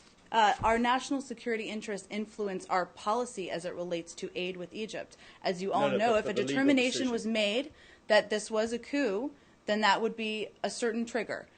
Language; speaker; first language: English; native; English